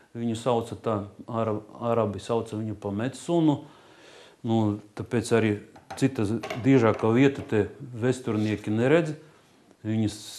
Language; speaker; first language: Latvian; non-native, local second language; Russian